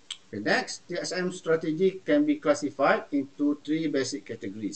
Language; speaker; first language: English; non-native, local second language; Malay